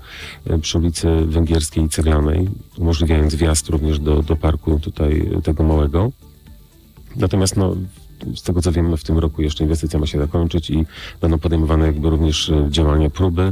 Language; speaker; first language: Polish; native; Polish